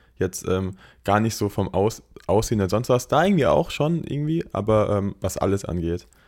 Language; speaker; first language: German; native; German